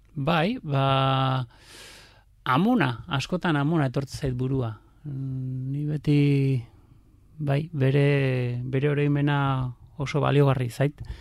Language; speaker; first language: Basque; native; Basque